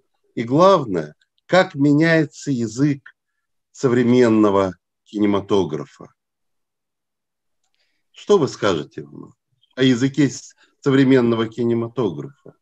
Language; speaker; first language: Russian; native; Russian